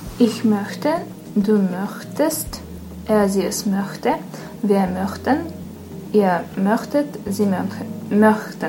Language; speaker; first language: German; non-native, learner; Russian